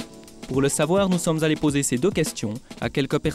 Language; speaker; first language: French; native; French